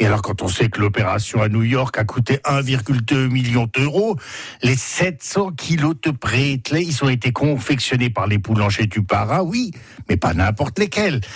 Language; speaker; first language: French; native; French